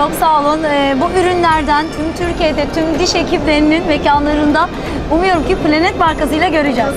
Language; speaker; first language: Turkish; native; Turkish